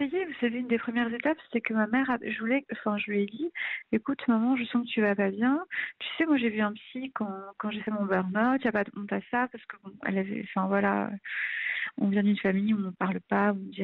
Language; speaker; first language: French; native; French